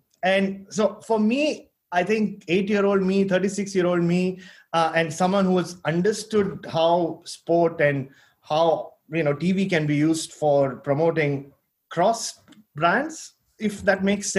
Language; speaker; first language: English; non-native, local second language; Tamil